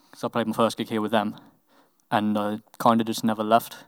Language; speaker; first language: English; native; English